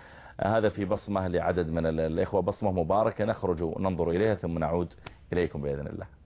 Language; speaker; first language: Arabic; native; Arabic